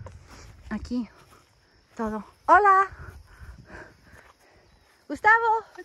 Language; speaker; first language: Spanish; non-native, learner; English